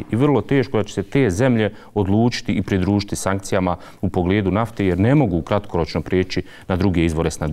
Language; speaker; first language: Serbian; native; Serbian